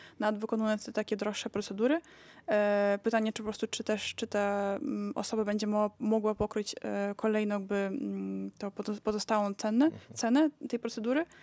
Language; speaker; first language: Polish; early bilingual, heritage; Polish